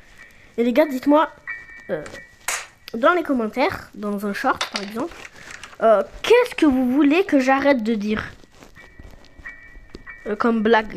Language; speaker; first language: French; native; French